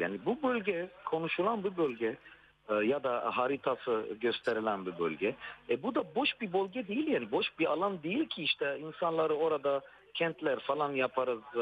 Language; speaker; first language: Turkish; non-native, fluent; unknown